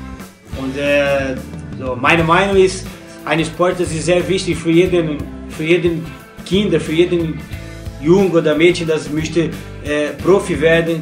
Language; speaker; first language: German; non-native, learner; Portuguese